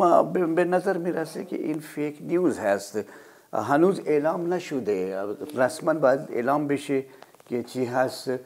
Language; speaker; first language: Persian; non-native, fluent; Urdu